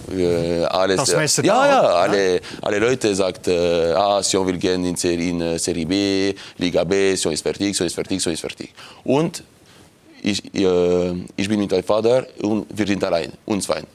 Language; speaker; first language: German; non-native, local second language; French